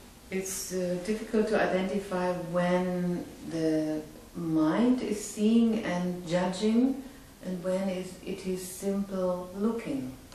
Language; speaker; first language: English; non-native, fluent; German